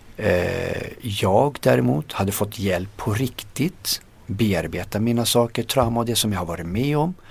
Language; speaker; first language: Swedish; early bilingual, other home language; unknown